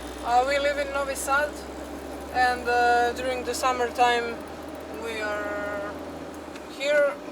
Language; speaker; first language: English; non-native, fluent; Croatian